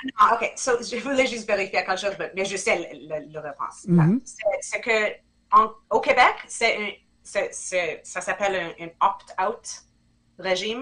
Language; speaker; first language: French; non-native, fluent; English